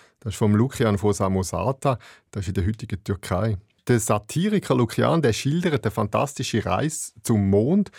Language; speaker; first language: German; native; German